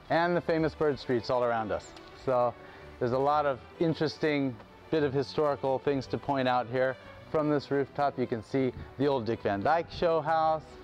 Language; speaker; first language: English; native; English